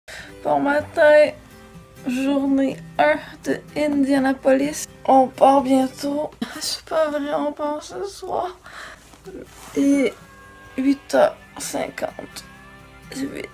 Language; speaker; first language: French; native; French